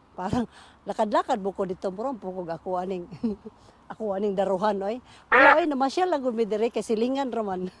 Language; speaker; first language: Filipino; non-native, local second language; Cebuano